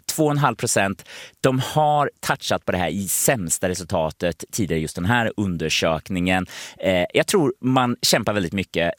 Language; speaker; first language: Swedish; native; Swedish